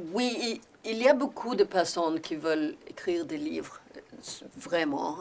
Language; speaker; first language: French; non-native, learner; Swedish